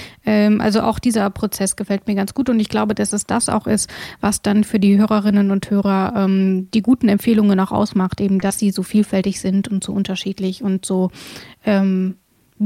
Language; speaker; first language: German; native; German